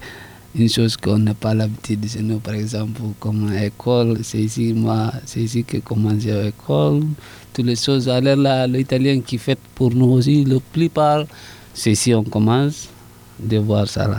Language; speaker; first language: French; non-native, local second language; Susu